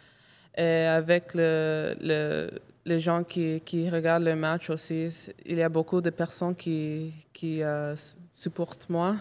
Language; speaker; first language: French; non-native, local second language; English